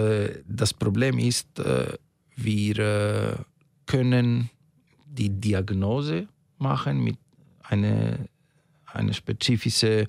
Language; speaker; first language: German; non-native, fluent; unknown